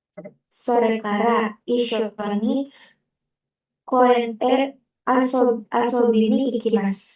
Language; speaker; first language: Japanese; non-native, learner; Indonesian